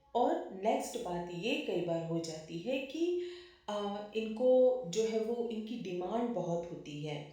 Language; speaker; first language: Hindi; native; Hindi